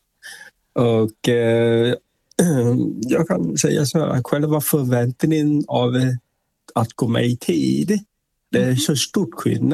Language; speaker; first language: Swedish; non-native, fluent; Vietnamese